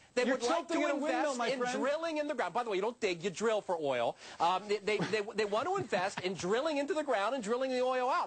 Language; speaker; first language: English; native; English